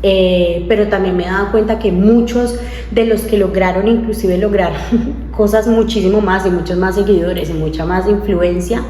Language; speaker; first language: Spanish; native; Spanish